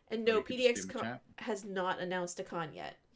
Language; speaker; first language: English; native; English